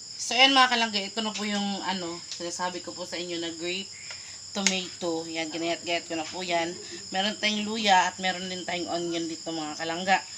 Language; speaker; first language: Filipino; native; Filipino